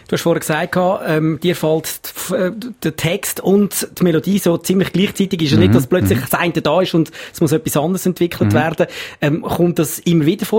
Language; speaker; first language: German; native; German